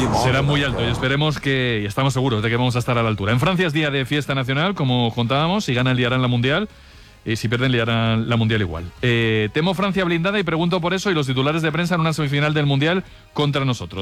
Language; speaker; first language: Spanish; native; Spanish